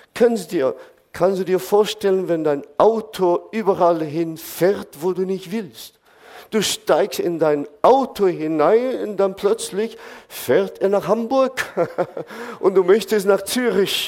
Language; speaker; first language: German; non-native, fluent; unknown